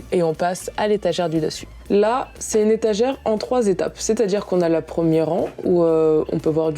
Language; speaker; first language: French; native; French